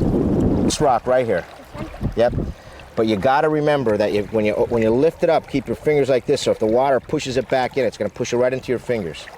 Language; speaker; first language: English; native; English